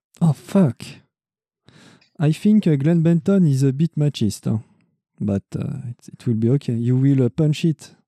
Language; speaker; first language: English; non-native, learner; French